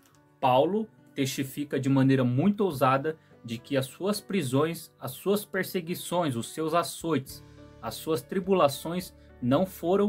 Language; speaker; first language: Portuguese; native; Portuguese